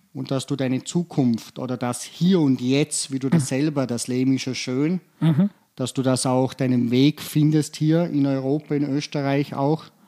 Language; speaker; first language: German; native; German